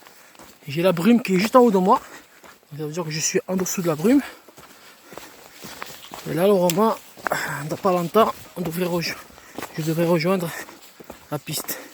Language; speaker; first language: French; native; French